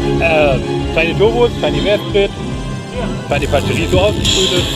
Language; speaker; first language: German; native; German